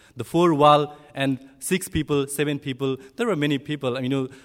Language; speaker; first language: English; non-native, learner; Nepali